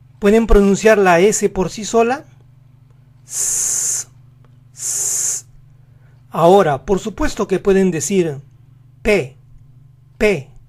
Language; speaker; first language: Spanish; native; Spanish